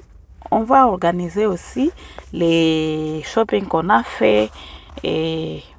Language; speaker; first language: French; non-native, local second language; Swahili